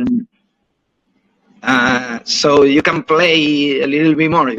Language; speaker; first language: English; non-native, learner; Spanish